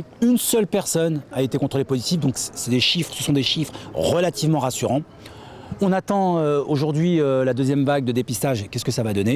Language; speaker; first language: French; native; French